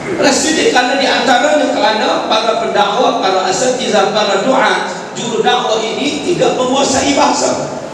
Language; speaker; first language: Malay; native; Malay